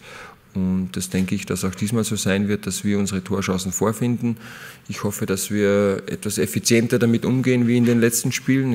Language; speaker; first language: German; native; German